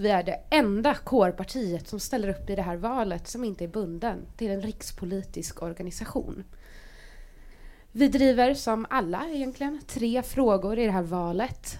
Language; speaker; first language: Swedish; native; Swedish